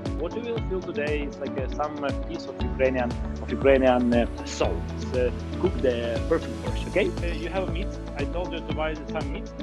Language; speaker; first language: English; non-native, fluent; Ukrainian